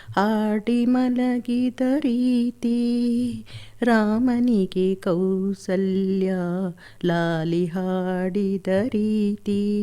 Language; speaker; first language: Kannada; non-native, local second language; Malayalam